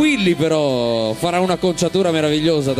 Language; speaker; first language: Italian; native; Italian